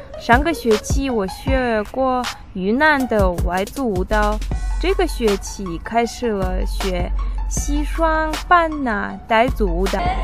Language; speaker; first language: Chinese; non-native, learner; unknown